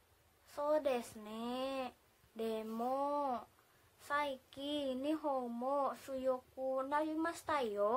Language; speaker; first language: Japanese; non-native, learner; Indonesian